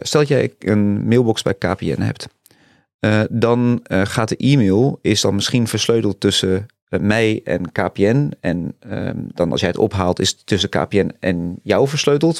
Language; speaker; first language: Dutch; native; Dutch